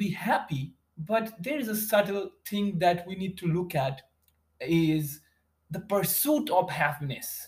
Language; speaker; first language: English; non-native, local second language; Bangla